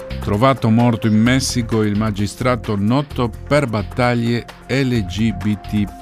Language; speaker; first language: Italian; non-native, fluent; Spanish